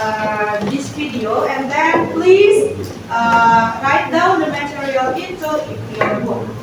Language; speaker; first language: English; non-native, fluent; Indonesian